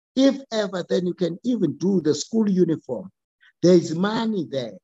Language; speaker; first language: English; non-native, local second language; Xhosa